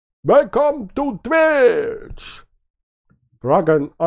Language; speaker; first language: German; native; German